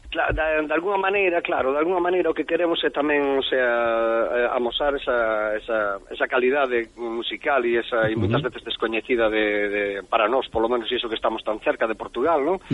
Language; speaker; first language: Galician; native; Galician